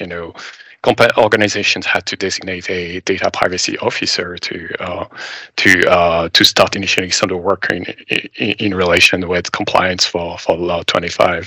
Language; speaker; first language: English; non-native, fluent; French